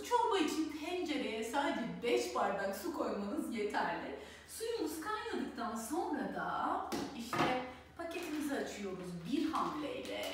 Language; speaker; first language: Turkish; native; Turkish